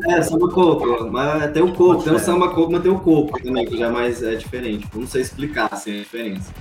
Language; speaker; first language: Portuguese; native; Portuguese